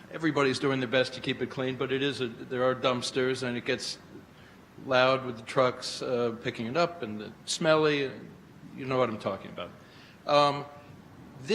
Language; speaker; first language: English; native; English